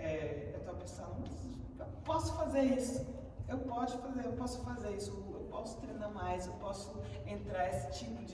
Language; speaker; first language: Portuguese; non-native, learner; Swedish